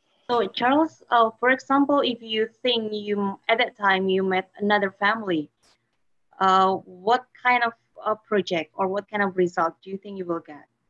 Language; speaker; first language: English; non-native, fluent; Indonesian